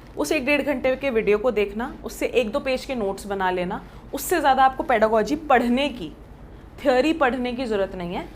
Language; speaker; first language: Hindi; native; Hindi